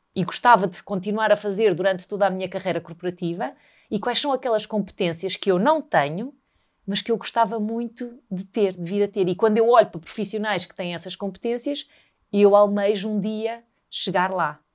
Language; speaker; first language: Portuguese; native; Portuguese